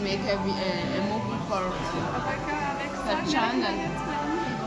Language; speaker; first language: English; non-native, learner; Malagasy